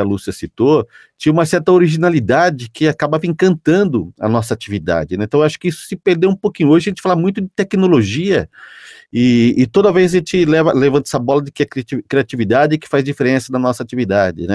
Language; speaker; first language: Portuguese; native; Portuguese